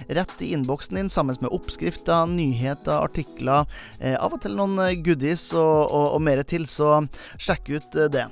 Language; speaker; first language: Norwegian; native; Norwegian